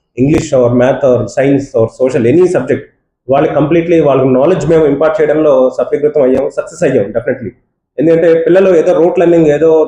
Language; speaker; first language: Telugu; native; Telugu